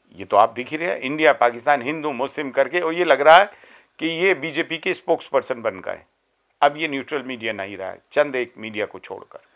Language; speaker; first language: Urdu; native; Urdu